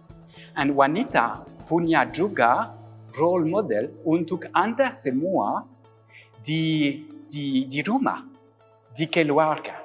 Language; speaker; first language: Indonesian; non-native, learner; French